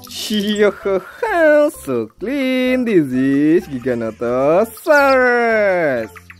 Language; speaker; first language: English; non-native, learner; Indonesian